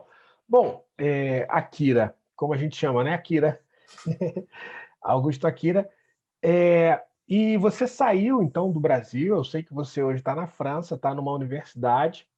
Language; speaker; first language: Portuguese; native; Portuguese